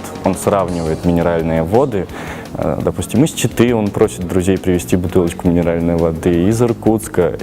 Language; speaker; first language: Russian; native; Russian